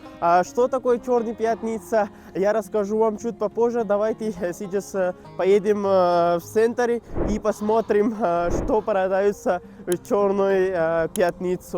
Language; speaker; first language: Russian; non-native, learner; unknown